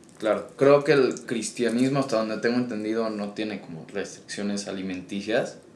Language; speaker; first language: Spanish; native; Spanish